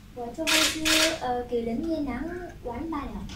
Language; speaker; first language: Chinese; non-native, learner; Vietnamese